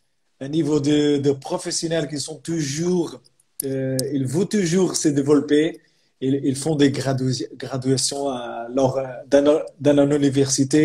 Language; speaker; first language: French; non-native, fluent; Portuguese